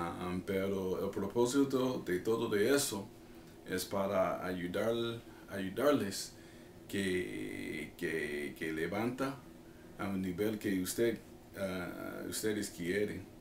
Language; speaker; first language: Spanish; non-native, fluent; English